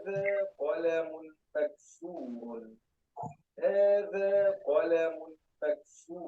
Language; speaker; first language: Arabic; non-native, learner; Urdu